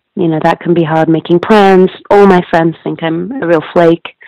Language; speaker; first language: English; native; English